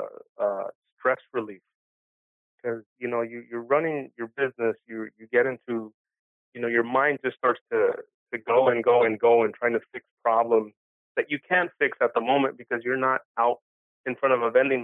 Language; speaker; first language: English; early bilingual, other home language; Spanish